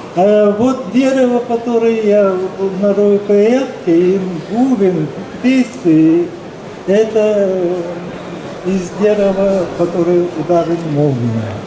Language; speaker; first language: Russian; non-native, local second language; Yakut